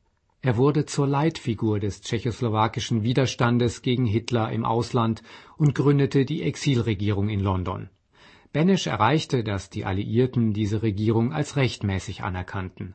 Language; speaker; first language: German; native; German